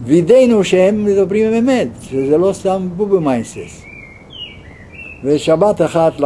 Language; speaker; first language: Hebrew; non-native, fluent; Yiddish